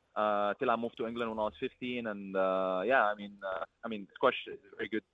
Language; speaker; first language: English; early bilingual, other home language; Arabic